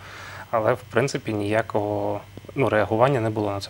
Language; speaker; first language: Ukrainian; native; Ukrainian